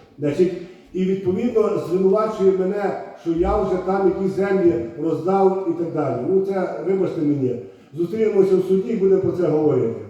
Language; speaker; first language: Ukrainian; native; Ukrainian